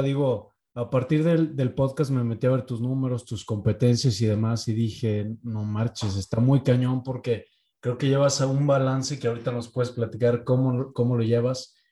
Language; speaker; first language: Spanish; native; Spanish